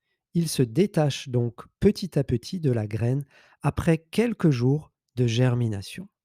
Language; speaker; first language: French; native; French